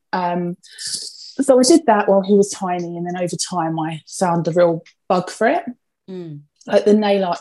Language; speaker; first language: English; native; English